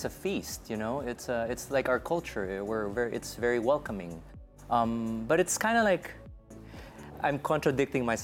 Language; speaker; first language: English; non-native, local second language; Hiligaynon